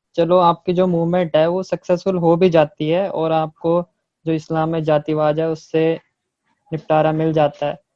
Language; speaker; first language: Hindi; native; Hindi